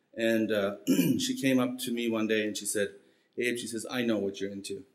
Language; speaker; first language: English; early bilingual, heritage; Spanish